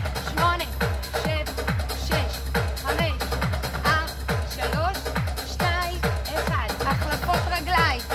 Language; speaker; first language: Hebrew; native; Hebrew